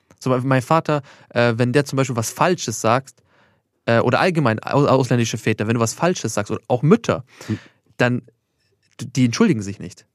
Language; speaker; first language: German; early bilingual, other home language; Albanian